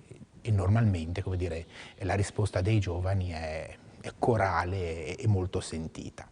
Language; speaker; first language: Italian; native; Italian